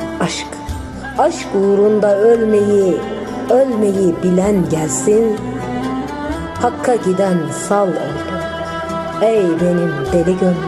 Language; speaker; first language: Turkish; native; Turkish